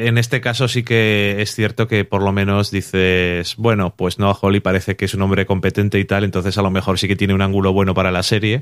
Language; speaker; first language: Spanish; native; Spanish